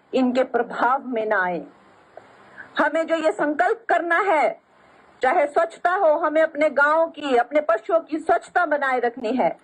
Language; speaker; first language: Hindi; non-native, local second language; Punjabi